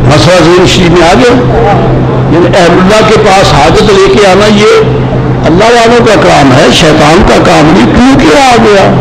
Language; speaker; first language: Urdu; non-native, local second language; Punjabi